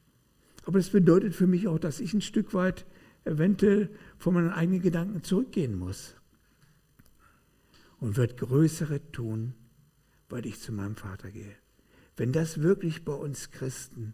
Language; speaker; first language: German; native; German